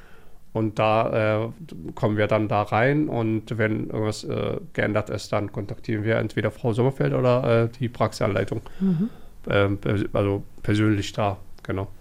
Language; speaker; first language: German; non-native, fluent; Somali